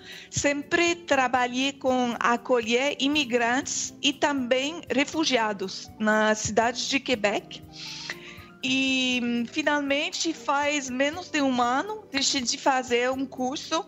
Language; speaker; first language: Portuguese; non-native, fluent; French